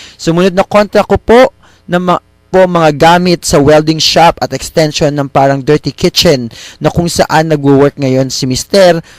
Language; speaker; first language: Filipino; native; Filipino